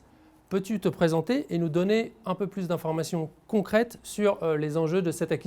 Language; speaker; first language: French; native; French